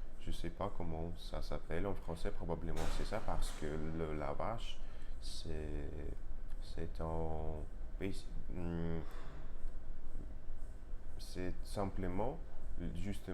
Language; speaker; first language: French; non-native, learner; Russian